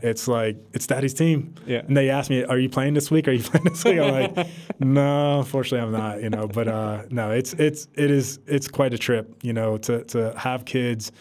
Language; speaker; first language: English; native; English